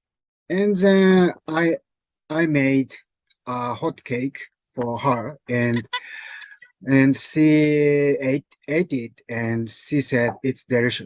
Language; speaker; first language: English; non-native, learner; Japanese